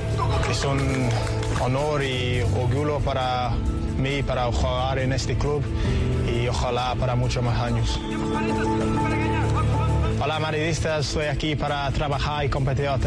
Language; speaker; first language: Spanish; non-native, learner; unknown